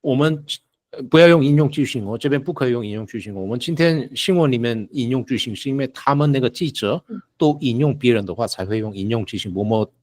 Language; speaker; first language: Chinese; non-native, fluent; Korean